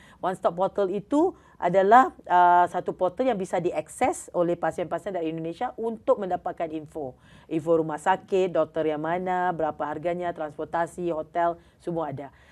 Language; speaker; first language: Malay; native; Malay